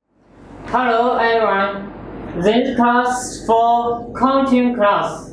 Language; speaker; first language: English; non-native, learner; Chinese